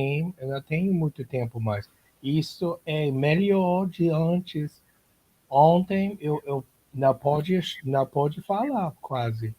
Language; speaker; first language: Portuguese; non-native, learner; English